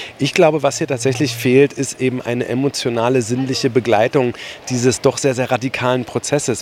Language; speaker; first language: German; native; German